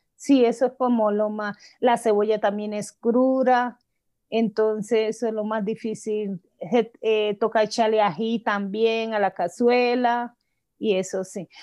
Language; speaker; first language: Spanish; native; Spanish